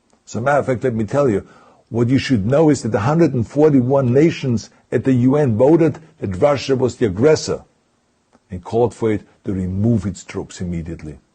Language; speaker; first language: English; non-native, fluent; German